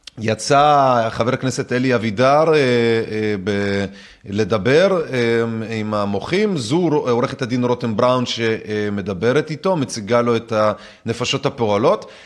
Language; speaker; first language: Hebrew; early bilingual, other home language; Russian